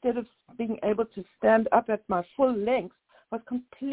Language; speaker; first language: English; native; English